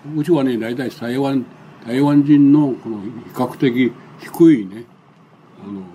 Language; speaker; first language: Japanese; non-native, local second language; Chinese